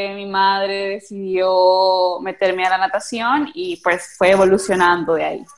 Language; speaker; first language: Spanish; native; Spanish